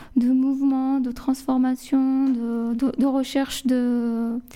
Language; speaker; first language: French; non-native, fluent; Persian